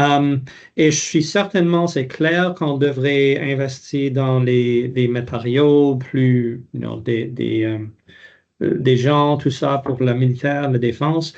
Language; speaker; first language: French; non-native, local second language; English